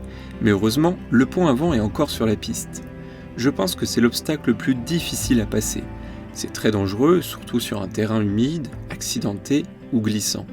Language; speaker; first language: French; native; French